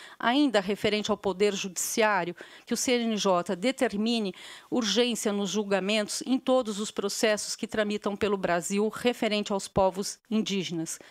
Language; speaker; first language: Portuguese; early bilingual, other home language; Armenian